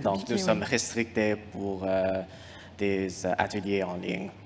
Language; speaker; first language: French; non-native, fluent; English